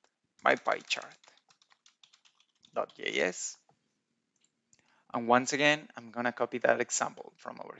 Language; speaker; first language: English; non-native, fluent; Spanish